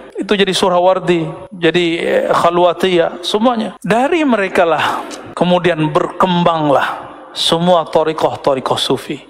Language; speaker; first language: Malay; non-native, local second language; Minangkabau